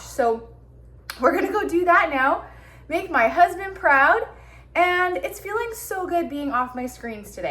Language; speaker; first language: English; native; English